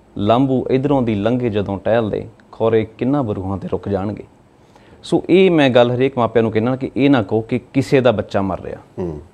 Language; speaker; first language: Punjabi; native; Punjabi